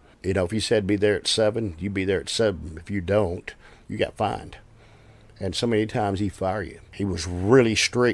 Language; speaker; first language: English; native; English